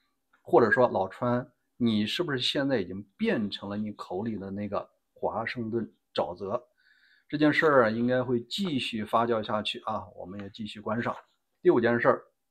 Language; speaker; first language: Chinese; native; Chinese